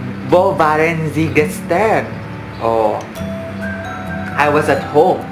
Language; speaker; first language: German; non-native, learner; Filipino